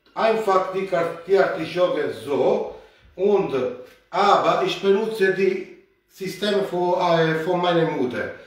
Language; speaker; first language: German; non-native, learner; Italian